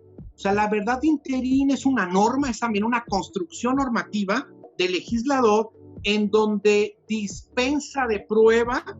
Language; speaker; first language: Spanish; native; Spanish